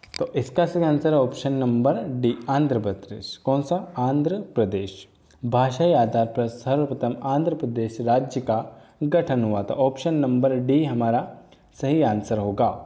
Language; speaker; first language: Hindi; native; Hindi